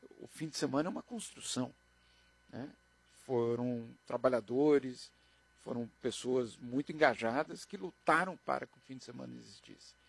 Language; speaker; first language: Portuguese; native; Portuguese